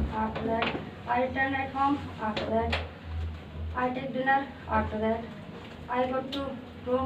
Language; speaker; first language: English; non-native, learner; Hindi